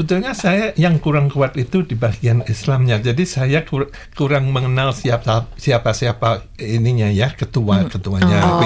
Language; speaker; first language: Indonesian; non-native, local second language; Javanese